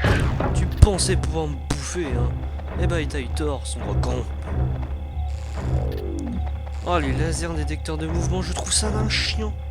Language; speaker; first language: French; native; French